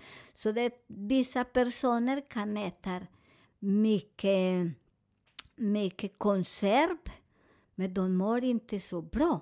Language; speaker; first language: Swedish; non-native, learner; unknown